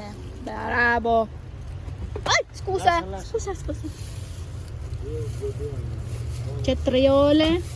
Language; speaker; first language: Italian; non-native, learner; Filipino